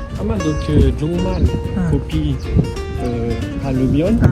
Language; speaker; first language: Korean; non-native, learner; French